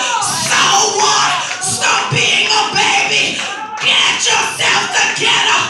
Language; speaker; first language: English; native; English